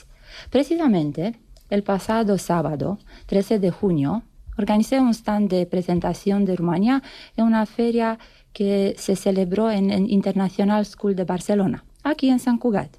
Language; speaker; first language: Spanish; non-native, fluent; Romanian